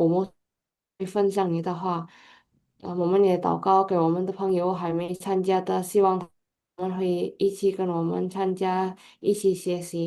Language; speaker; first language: Chinese; non-native, learner; Indonesian